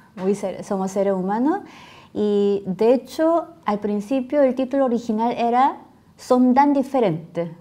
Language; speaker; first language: Spanish; non-native, fluent; Korean